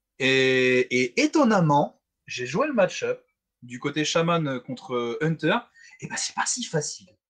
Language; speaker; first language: French; native; French